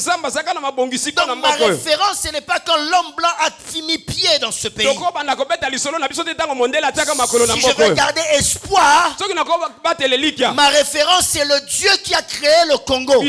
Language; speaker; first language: French; non-native, local second language; Lingala